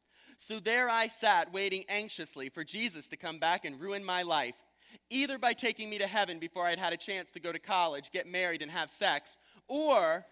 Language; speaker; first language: English; native; English